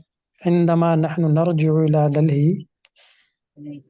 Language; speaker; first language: Arabic; non-native, learner; Hindi